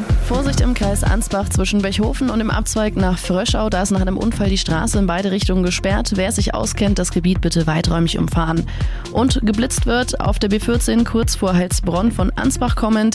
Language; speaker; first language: German; native; German